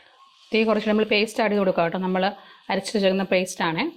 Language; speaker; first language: Malayalam; native; Malayalam